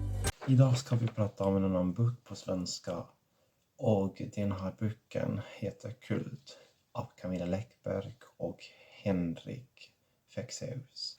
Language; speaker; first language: Swedish; non-native, fluent; Catalan